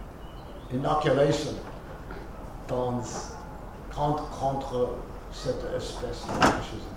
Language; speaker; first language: French; non-native, fluent; English